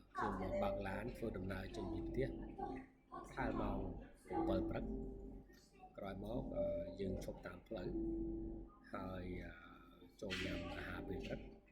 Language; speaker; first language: Khmer; native; Khmer